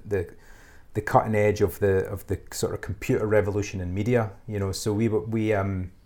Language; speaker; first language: English; native; English